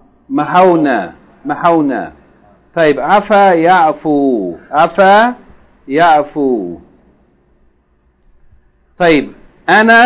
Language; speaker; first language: Arabic; non-native, fluent; English